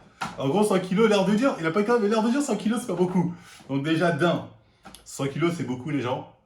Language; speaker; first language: French; native; French